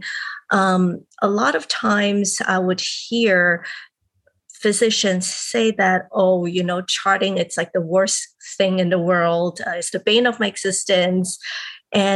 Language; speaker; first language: English; non-native, local second language; Cantonese